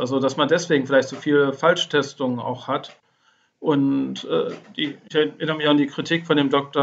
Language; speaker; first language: German; native; German